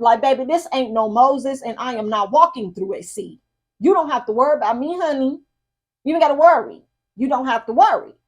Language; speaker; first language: English; native; English